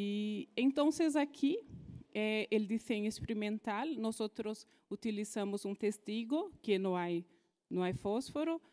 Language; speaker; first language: Spanish; non-native, fluent; Portuguese